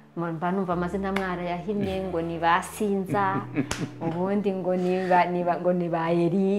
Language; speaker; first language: Kinyarwanda; native; Kinyarwanda